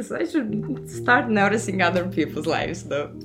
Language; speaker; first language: English; non-native, fluent; Serbian